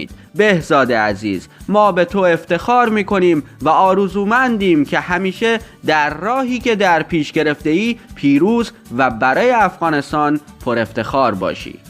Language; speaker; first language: Persian; native; Persian